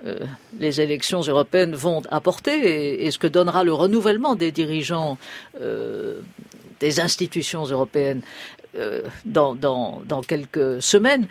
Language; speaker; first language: French; native; French